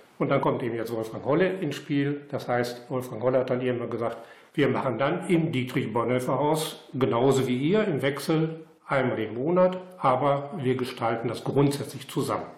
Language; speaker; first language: German; native; German